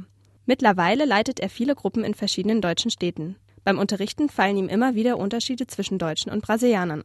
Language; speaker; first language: German; native; German